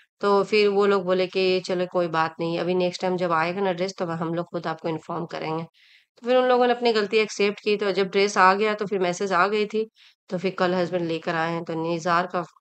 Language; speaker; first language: Hindi; native; Hindi